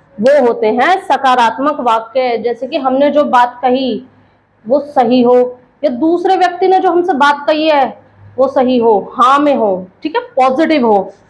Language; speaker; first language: Hindi; native; Hindi